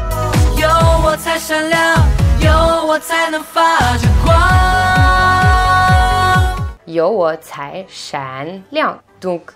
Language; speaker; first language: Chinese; non-native, fluent; French